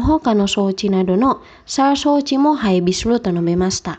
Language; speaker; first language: Japanese; non-native, fluent; Indonesian